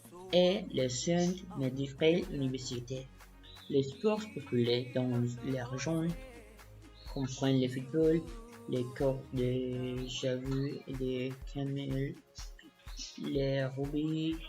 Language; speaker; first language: French; non-native, learner; Spanish